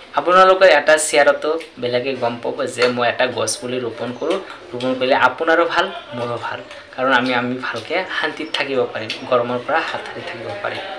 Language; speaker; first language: Assamese; native; Assamese